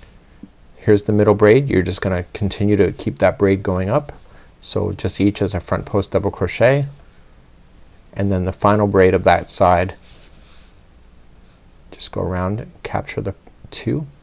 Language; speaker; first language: English; native; English